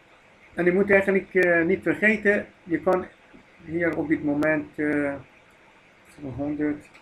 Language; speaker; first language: Dutch; non-native, fluent; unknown